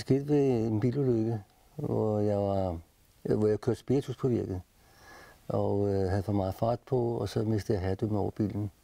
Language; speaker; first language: Danish; native; Danish